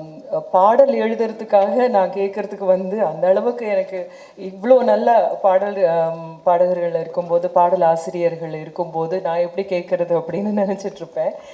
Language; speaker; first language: Tamil; native; Tamil